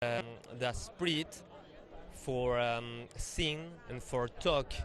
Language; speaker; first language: English; non-native, learner; French